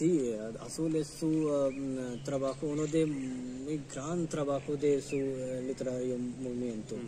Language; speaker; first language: Spanish; non-native, learner; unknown